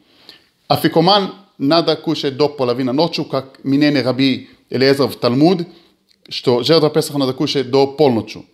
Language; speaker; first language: Russian; early bilingual, heritage; Hebrew